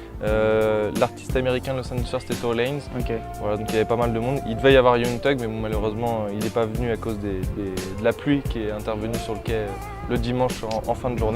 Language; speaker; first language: French; native; French